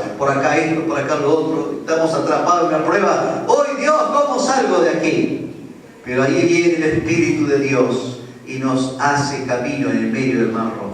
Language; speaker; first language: Spanish; native; Spanish